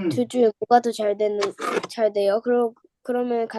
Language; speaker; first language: Korean; native; Korean